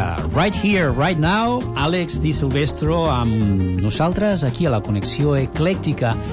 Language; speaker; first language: Catalan; native; Catalan